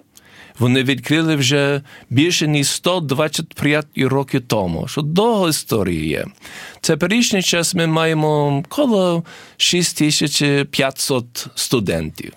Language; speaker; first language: Ukrainian; early bilingual, heritage; English